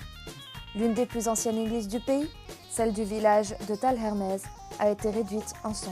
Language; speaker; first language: French; native; French